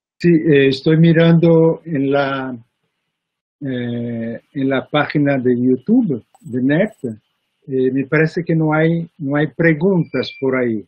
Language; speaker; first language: Spanish; non-native, fluent; Portuguese